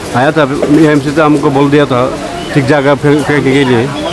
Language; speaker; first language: Hindi; non-native, local second language; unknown